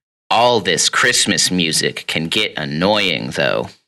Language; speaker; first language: English; native; English